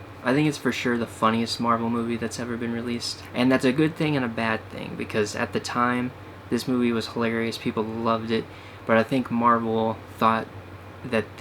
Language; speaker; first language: English; native; English